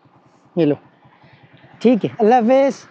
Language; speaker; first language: Hindi; non-native, learner; Bangla